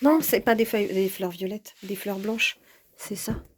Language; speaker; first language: French; native; French